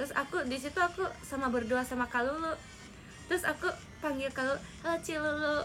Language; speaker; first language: Indonesian; native; Indonesian